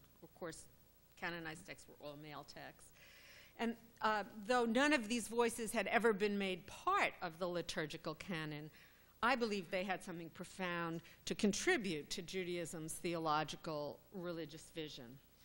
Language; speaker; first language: English; native; English